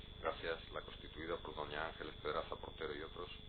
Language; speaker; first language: Spanish; native; Spanish